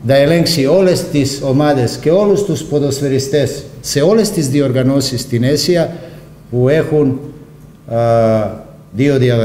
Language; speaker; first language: Greek; non-native, fluent; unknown